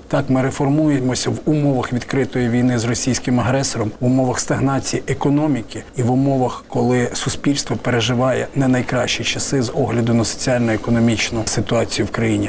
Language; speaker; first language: Ukrainian; native; Ukrainian